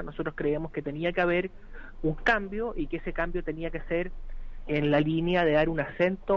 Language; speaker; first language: Spanish; native; Spanish